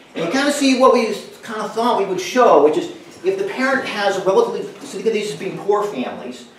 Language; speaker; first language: English; native; English